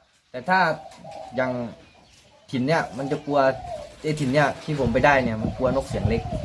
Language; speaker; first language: Thai; non-native, local second language; Northeastern Thai